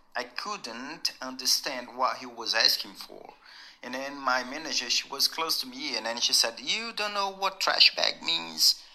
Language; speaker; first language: English; non-native, fluent; Portuguese